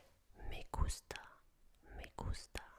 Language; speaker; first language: Spanish; non-native, learner; German